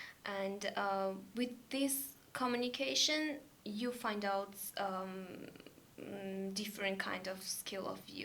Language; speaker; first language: English; non-native, learner; Georgian